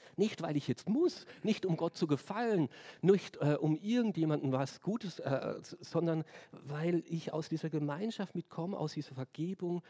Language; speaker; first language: German; native; German